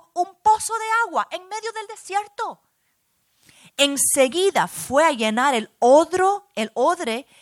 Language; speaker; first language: Spanish; early bilingual, heritage; Spanish